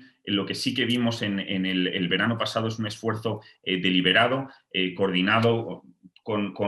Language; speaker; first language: Spanish; native; Spanish